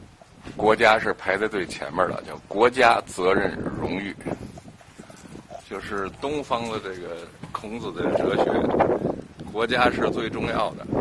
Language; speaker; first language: Chinese; native; Chinese